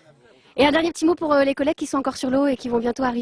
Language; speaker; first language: French; native; French